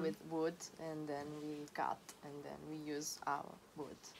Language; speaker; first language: English; non-native, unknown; Italian